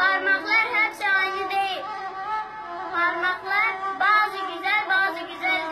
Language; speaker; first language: Turkish; early bilingual, other home language; Arabic